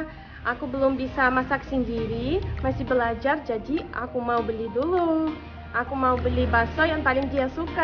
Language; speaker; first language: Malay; non-native, fluent; Russian